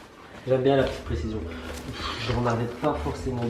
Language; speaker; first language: French; native; French